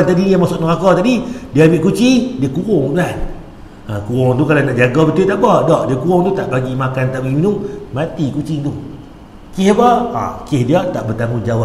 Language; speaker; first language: Malay; native; Malay